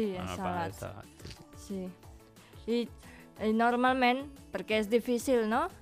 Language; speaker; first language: Catalan; non-native, learner; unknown